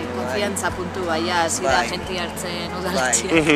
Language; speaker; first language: Basque; native; Basque